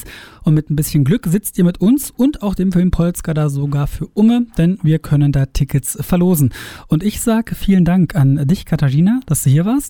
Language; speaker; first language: German; native; German